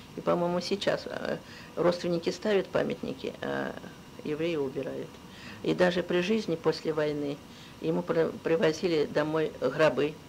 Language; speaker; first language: Russian; native; Russian